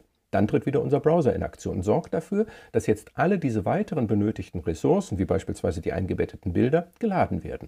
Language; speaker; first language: German; native; German